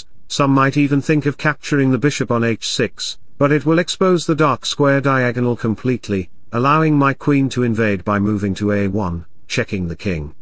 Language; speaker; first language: English; non-native, local second language; Hindi